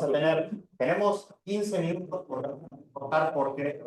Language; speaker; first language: Spanish; native; Spanish